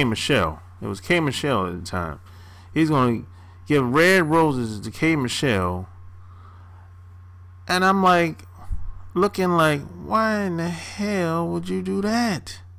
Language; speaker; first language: English; native; English